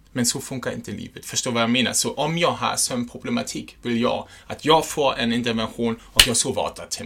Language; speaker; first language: Swedish; non-native, fluent; German